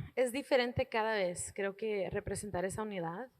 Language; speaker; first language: Spanish; early bilingual, heritage; Spanish